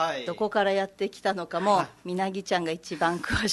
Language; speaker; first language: Japanese; native; Japanese